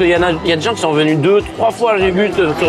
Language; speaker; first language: French; native; French